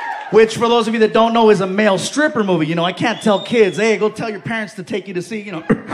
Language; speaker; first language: English; native; English